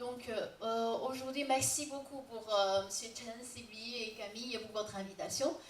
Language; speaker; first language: French; non-native, fluent; Chinese